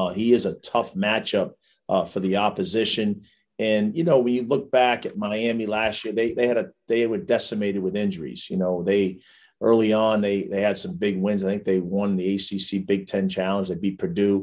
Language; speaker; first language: English; native; English